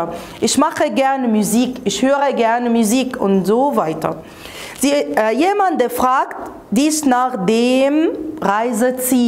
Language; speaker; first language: German; non-native, fluent; Arabic